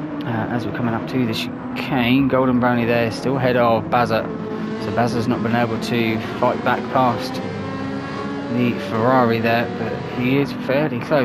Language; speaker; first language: English; native; English